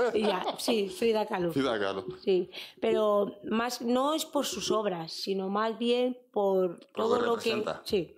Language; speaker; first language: Spanish; native; Spanish